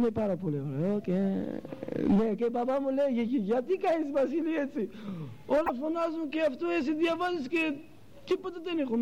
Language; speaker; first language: Greek; non-native, local second language; Russian